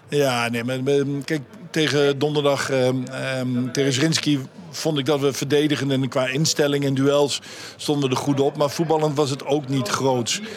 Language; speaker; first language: Dutch; native; Dutch